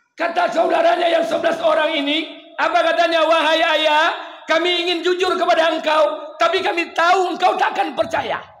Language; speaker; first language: Malay; non-native, local second language; Minangkabau